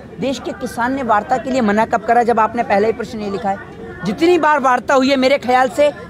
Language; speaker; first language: Hindi; native; Hindi